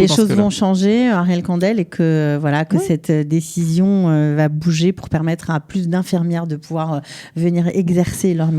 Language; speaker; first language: French; native; French